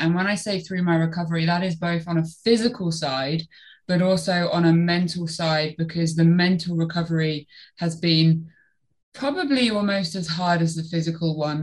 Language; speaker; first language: English; native; English